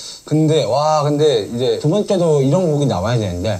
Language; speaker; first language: Korean; native; Korean